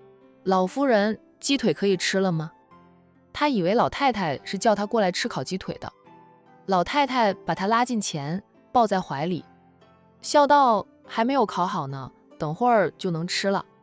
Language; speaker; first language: Chinese; native; Chinese